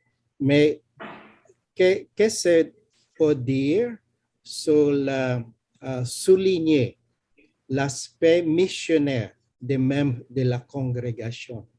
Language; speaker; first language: French; non-native, learner; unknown